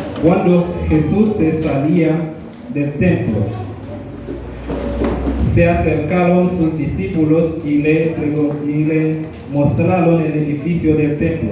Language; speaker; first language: Spanish; non-native, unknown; Haitian Creole